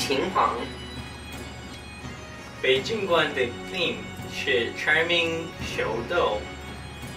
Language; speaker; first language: Chinese; non-native, learner; English